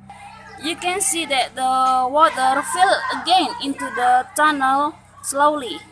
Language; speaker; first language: English; non-native, learner; Indonesian